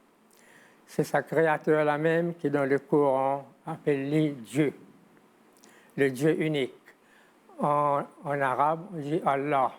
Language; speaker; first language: French; non-native, local second language; Morisyen